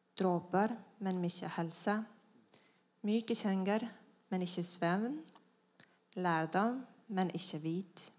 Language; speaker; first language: Norwegian; non-native, fluent; Estonian